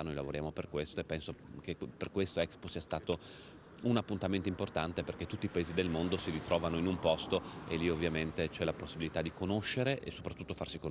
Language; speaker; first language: Italian; native; Italian